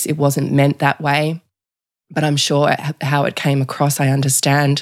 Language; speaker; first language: English; native; English